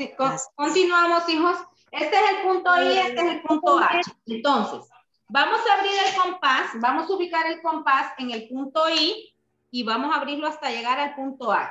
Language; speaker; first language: Spanish; native; Spanish